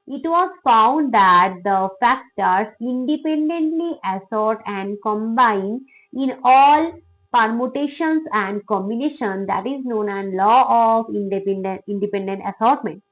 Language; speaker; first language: English; non-native, local second language; Bangla